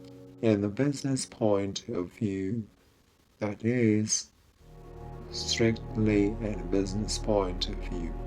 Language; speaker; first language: English; non-native, fluent; Japanese